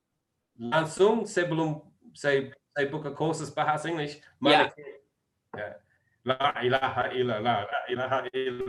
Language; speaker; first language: Indonesian; non-native, learner; English